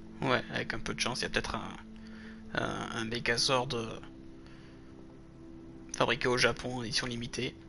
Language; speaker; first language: French; native; French